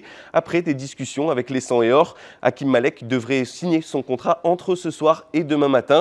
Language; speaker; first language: French; native; French